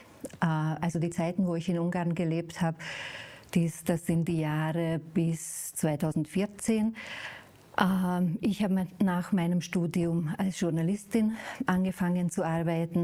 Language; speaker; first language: German; non-native, fluent; Hungarian